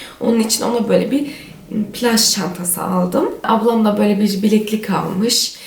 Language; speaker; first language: Turkish; early bilingual, heritage; Turkish